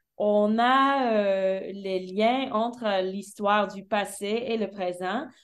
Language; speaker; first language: French; early bilingual, heritage; French